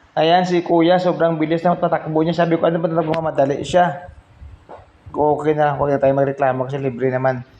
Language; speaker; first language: Filipino; non-native, local second language; Hiligaynon